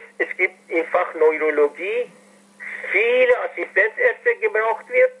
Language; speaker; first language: German; non-native, fluent; Persian